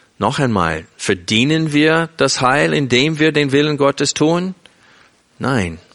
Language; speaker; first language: German; non-native, fluent; English